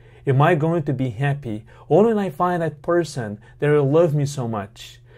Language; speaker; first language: English; non-native, fluent; Portuguese